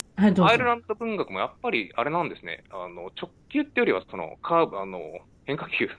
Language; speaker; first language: Japanese; native; Japanese